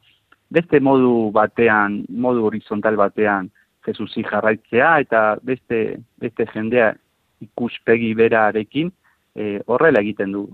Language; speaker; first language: Basque; non-native, fluent; Spanish